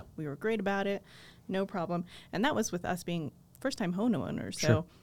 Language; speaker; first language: English; early bilingual, other home language; Spanish